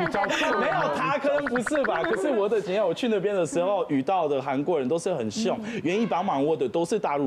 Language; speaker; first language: Chinese; non-native, fluent; French